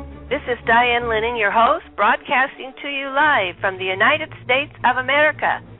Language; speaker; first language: English; native; English